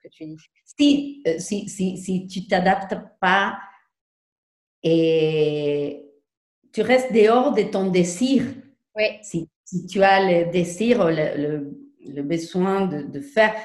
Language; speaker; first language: French; non-native, learner; Spanish